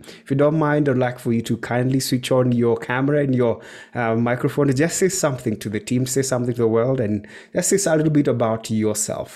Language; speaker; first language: English; non-native, local second language; Kikuyu